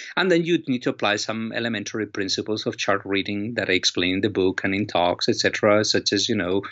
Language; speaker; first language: English; non-native, fluent; Spanish